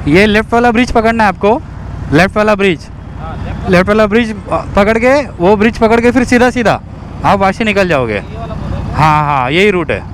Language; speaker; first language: Hindi; non-native, local second language; Marathi